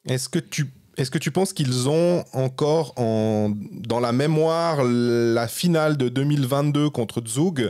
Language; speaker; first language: French; native; French